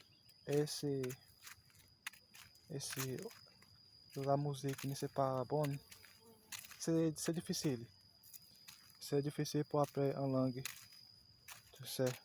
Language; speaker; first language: French; non-native, learner; Portuguese